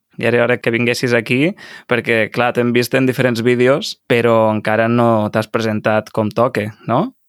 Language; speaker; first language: Catalan; native; Catalan